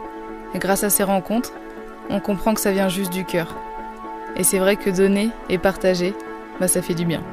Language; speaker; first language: French; native; French